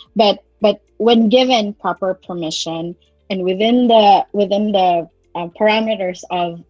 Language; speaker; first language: English; non-native, local second language; Cebuano